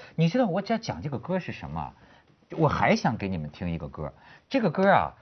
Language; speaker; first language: Chinese; native; Chinese